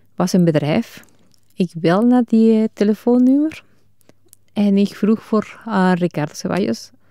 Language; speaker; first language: Dutch; non-native, fluent; Spanish